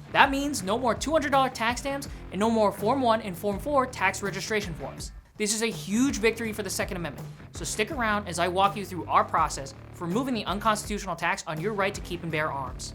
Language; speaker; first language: English; native; English